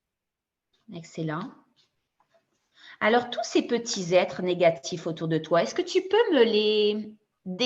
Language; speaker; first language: French; native; French